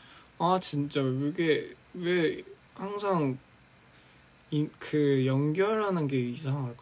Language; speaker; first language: Korean; early bilingual, heritage; Korean